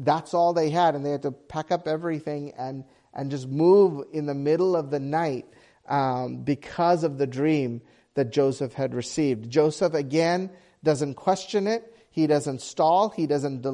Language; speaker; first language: English; non-native, local second language; Tamil